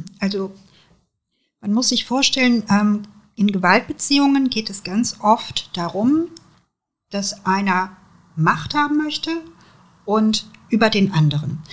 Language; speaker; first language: German; early bilingual, other home language; Serbian